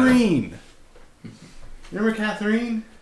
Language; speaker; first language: English; native; English